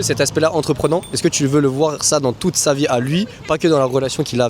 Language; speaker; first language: French; native; French